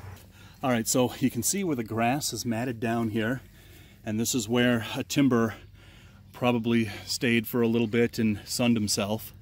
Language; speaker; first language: English; native; English